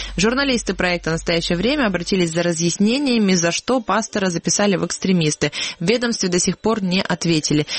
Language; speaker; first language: Russian; native; Russian